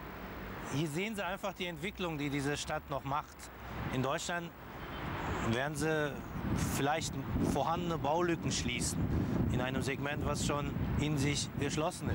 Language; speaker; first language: German; early bilingual, other home language; Turkish